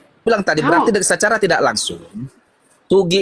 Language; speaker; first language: Indonesian; native; Indonesian